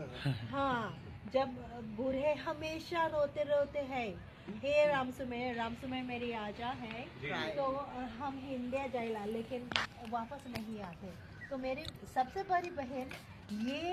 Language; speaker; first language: Hindi; early bilingual, heritage; English